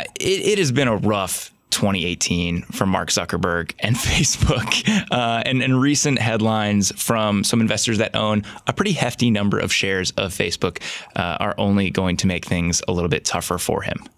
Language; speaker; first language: English; native; English